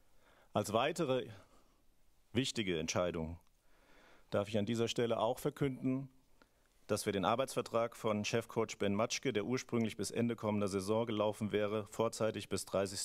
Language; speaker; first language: German; native; German